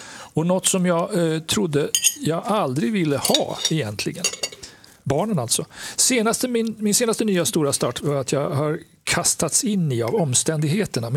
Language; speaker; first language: Swedish; native; Swedish